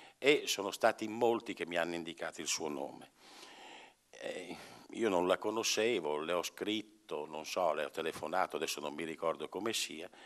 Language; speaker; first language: Italian; native; Italian